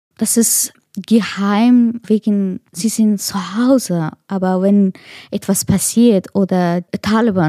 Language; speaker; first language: German; non-native, learner; Persian